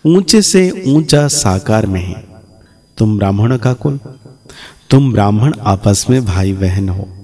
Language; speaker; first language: Hindi; native; Hindi